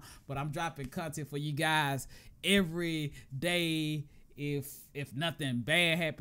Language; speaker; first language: English; native; English